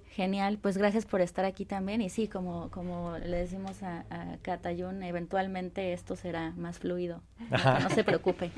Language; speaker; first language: Spanish; native; Spanish